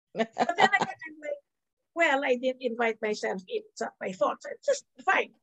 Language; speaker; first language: English; non-native, local second language; Filipino